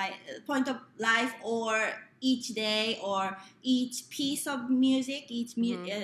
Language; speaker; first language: English; non-native, fluent; Japanese